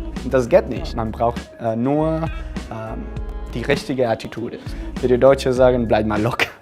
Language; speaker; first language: German; non-native, fluent; Spanish